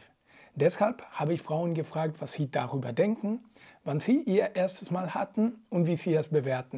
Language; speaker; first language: German; native; German